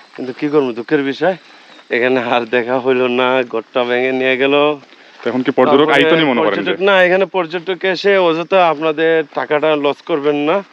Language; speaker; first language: Bangla; non-native, local second language; Sylheti